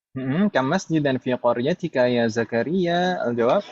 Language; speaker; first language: Arabic; non-native, fluent; Indonesian